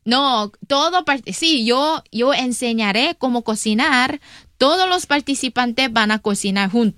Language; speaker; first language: Spanish; non-native, learner; Korean